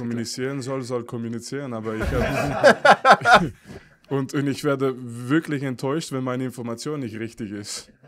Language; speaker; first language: German; non-native, fluent; French